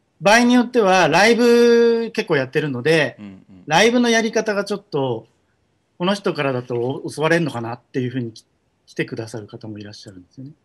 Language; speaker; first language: Japanese; native; Japanese